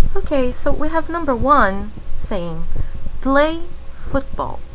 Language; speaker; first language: English; non-native, fluent; Portuguese